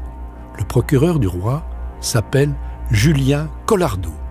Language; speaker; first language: French; native; French